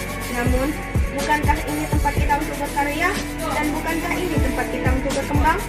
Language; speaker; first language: Indonesian; non-native, local second language; Minangkabau